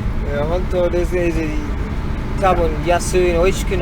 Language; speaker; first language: Japanese; non-native, learner; English